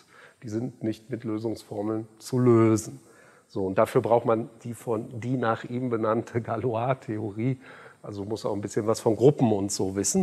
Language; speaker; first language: German; native; German